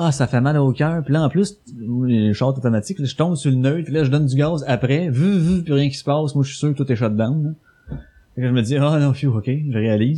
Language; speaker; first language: French; native; French